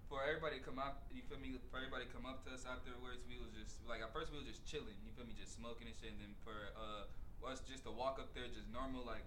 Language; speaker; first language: English; native; English